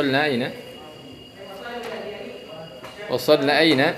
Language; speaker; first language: Arabic; non-native, fluent; Indonesian